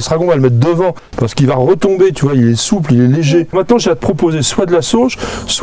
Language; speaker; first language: French; native; French